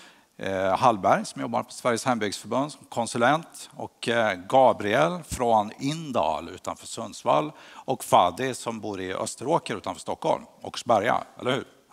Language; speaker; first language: Swedish; native; Swedish